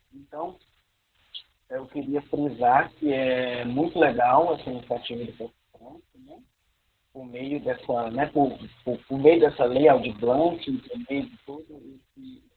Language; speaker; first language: Portuguese; native; Portuguese